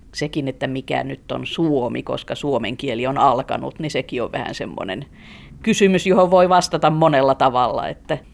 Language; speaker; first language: Finnish; native; Finnish